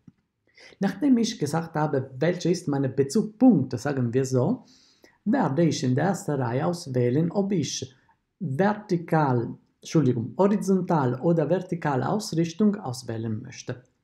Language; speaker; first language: German; non-native, fluent; Italian